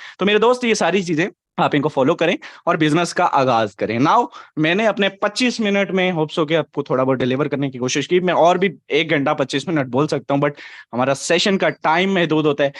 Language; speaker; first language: Urdu; non-native, local second language; Punjabi